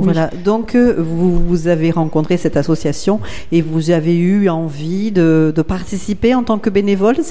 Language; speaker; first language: French; native; French